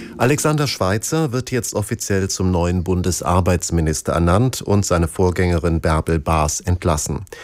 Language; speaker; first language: German; native; German